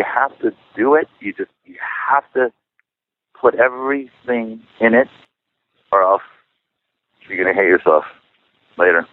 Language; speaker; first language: English; early bilingual, other home language; Czech